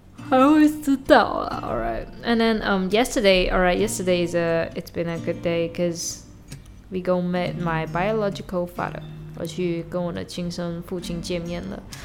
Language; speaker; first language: English; non-native, local second language; Chinese